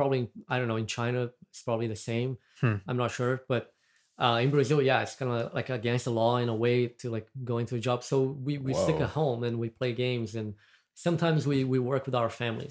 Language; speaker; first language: English; non-native, fluent; Portuguese